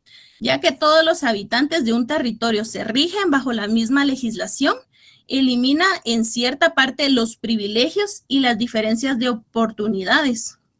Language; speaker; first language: Spanish; native; Spanish